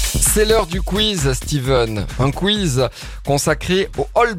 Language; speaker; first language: French; native; French